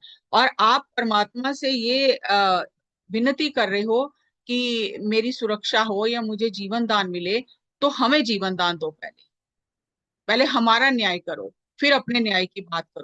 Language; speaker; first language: Hindi; native; Hindi